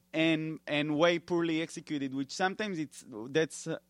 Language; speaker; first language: English; non-native, fluent; Hebrew